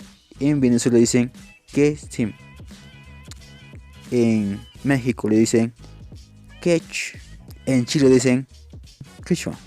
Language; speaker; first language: Spanish; non-native, local second language; Quechua